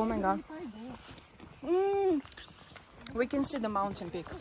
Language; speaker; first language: English; non-native, fluent; Russian